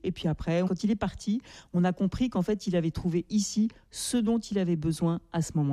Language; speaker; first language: French; native; French